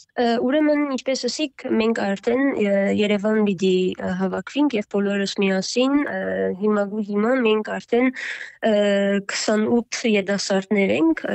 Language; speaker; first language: Armenian; early bilingual, heritage; Armenian